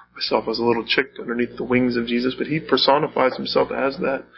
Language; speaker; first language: English; native; English